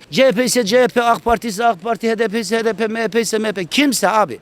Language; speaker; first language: Turkish; native; Turkish